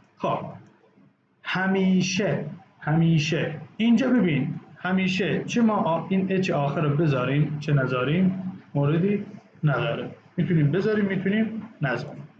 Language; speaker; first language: Persian; non-native, local second language; Baluchi